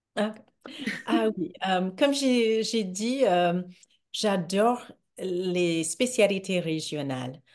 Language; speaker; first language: French; non-native, fluent; English